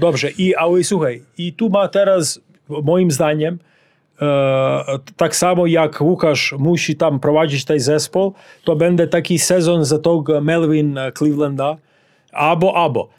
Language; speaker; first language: Polish; non-native, fluent; Serbian